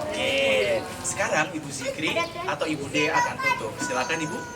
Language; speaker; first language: Malay; native; Malay